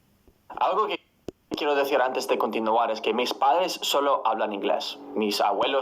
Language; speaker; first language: Spanish; non-native, fluent; English